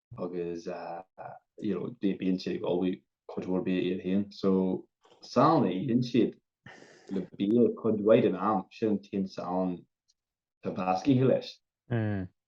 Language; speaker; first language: Irish; native; Irish